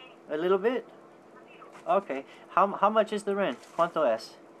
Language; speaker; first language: English; native; English